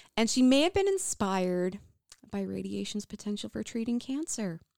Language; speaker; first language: English; native; English